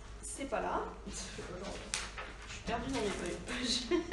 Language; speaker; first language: French; native; French